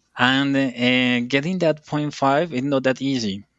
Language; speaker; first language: English; non-native, fluent; Spanish